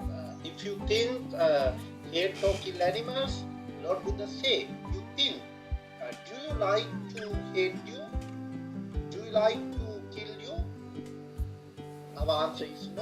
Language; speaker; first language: English; non-native, learner; Sinhala